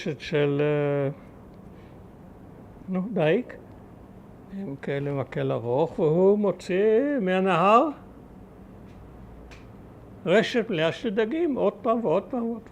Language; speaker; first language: Hebrew; early bilingual, other home language; German